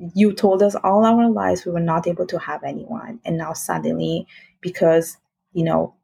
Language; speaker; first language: English; non-native, fluent; Italian